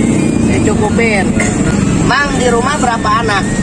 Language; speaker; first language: Indonesian; non-native, local second language; Sundanese